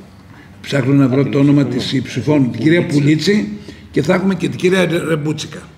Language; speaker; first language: Greek; native; Greek